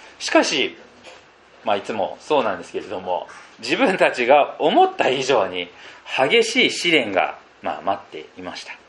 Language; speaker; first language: Japanese; non-native, fluent; Filipino